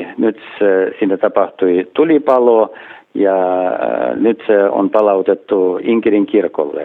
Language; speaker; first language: Finnish; non-native, fluent; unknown